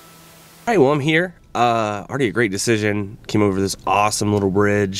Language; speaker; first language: English; native; English